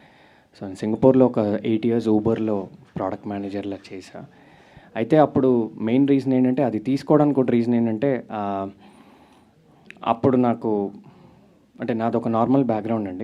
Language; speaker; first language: Telugu; native; Telugu